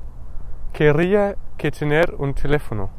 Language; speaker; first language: Spanish; non-native, learner; Danish